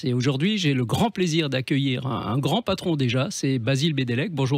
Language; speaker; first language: French; native; French